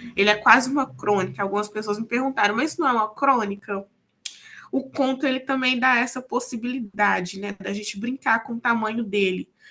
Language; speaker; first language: Portuguese; native; Portuguese